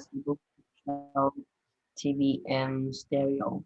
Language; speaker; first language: English; non-native, learner; Vietnamese